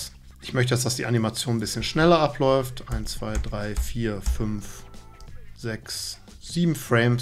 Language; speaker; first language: German; native; German